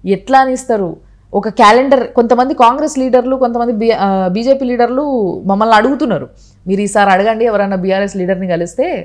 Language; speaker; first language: Telugu; native; Telugu